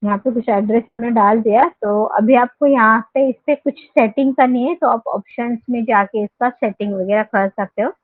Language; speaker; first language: Hindi; non-native, local second language; Marathi